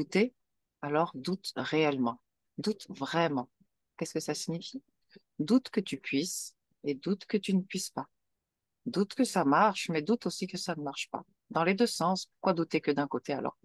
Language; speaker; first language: French; native; French